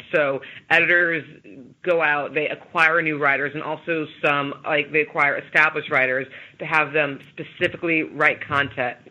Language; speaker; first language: English; native; English